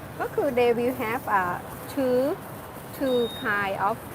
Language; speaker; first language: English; non-native, learner; Thai